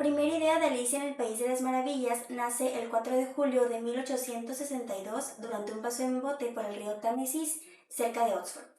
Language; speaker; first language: Spanish; native; Spanish